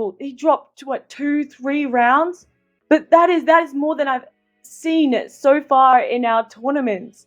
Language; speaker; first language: English; native; English